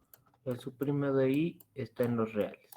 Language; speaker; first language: Spanish; native; Spanish